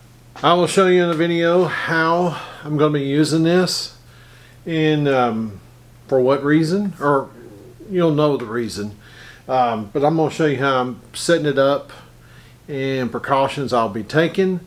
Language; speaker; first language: English; native; English